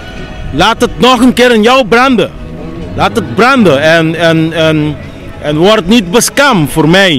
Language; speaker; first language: Dutch; non-native, local second language; Papiamento